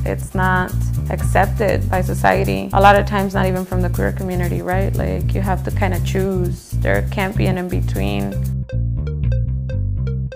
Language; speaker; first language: English; early bilingual, other home language; Spanish